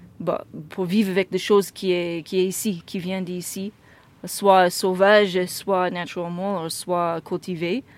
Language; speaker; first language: French; non-native, fluent; English